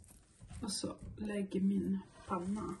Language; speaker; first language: Swedish; non-native, fluent; Portuguese